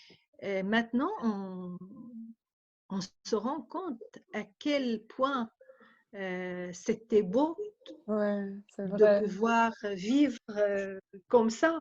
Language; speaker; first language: French; non-native, fluent; Arabic